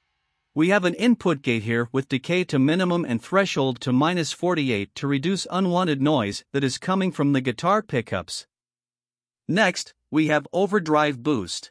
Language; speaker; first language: English; non-native, fluent; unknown